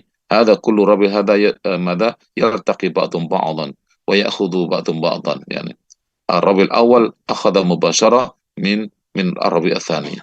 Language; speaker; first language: Arabic; non-native, fluent; Indonesian